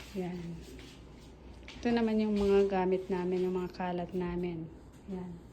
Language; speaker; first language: Filipino; non-native, local second language; Iloko